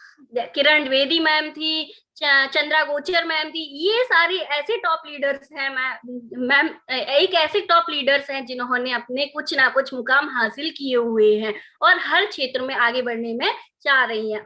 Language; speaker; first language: Hindi; native; Hindi